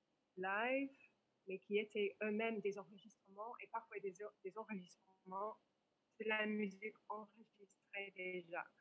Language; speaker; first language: French; non-native, fluent; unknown